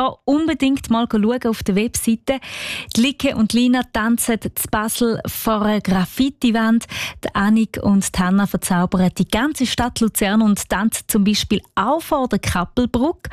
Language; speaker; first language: German; native; German